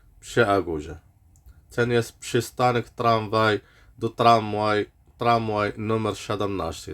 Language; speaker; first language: Polish; non-native, learner; Arabic